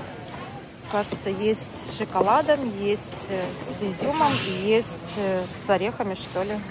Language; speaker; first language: Russian; native; Russian